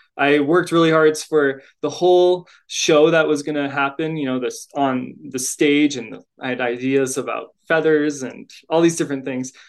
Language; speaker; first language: English; native; English